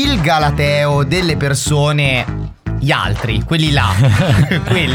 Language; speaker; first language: Italian; native; Italian